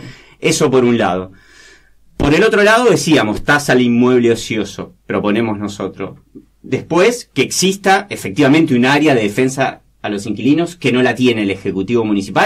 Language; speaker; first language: Spanish; native; Spanish